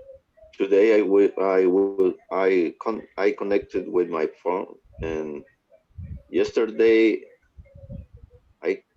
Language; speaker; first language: English; non-native, learner; Spanish